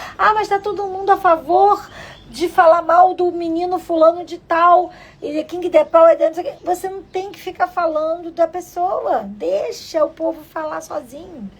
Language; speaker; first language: Portuguese; native; Portuguese